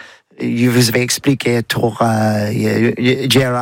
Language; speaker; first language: French; non-native, learner; English